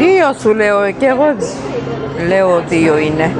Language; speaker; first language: Greek; non-native, learner; Armenian